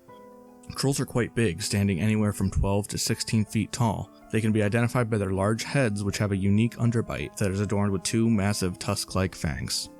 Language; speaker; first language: English; native; English